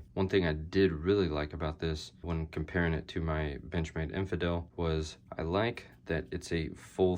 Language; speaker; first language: English; native; English